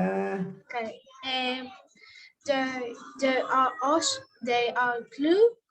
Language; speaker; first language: English; non-native, learner; Spanish